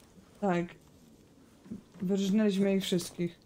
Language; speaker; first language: Polish; native; Polish